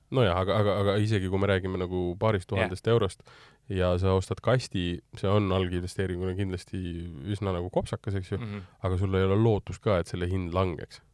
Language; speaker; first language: Estonian; native; Estonian